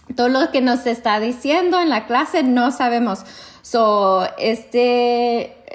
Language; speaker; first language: Spanish; early bilingual, heritage; Spanish